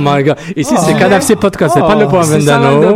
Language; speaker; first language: French; native; French